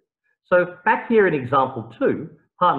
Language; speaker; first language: English; native; English